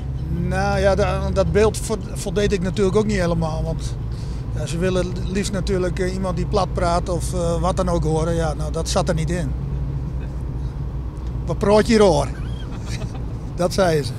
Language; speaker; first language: Dutch; native; Dutch